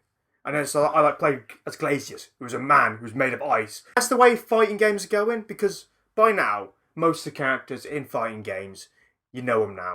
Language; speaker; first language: English; native; English